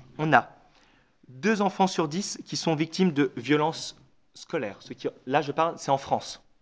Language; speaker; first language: French; native; French